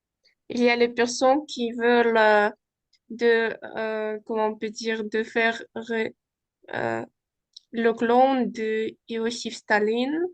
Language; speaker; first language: French; non-native, fluent; Uzbek